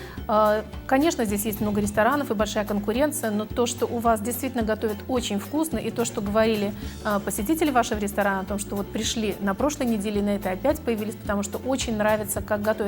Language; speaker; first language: Russian; native; Russian